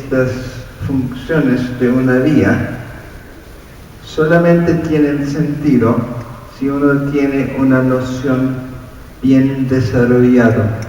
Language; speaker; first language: Spanish; non-native, fluent; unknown